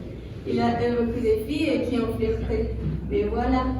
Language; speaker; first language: French; non-native, learner; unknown